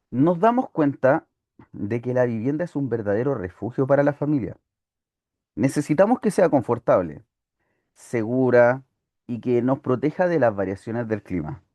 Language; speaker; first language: Spanish; native; Spanish